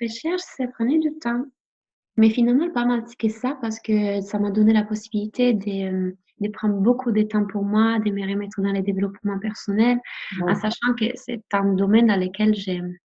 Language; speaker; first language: French; non-native, fluent; Italian